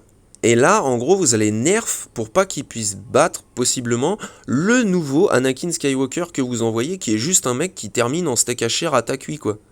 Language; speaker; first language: French; native; French